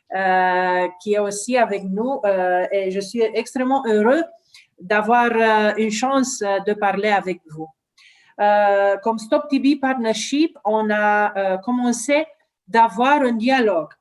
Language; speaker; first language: French; non-native, learner; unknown